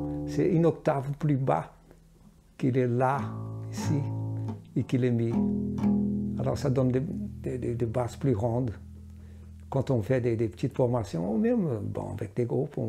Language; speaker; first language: French; non-native, fluent; Portuguese